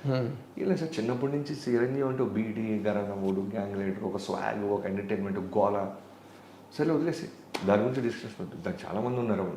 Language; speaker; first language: Telugu; native; Telugu